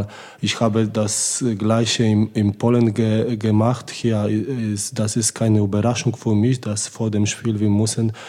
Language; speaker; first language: German; non-native, learner; Polish